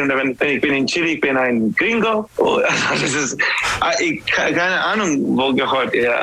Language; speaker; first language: German; non-native, learner; English